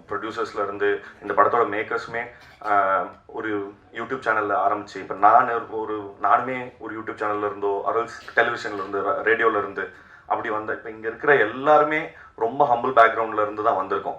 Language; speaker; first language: Tamil; native; Tamil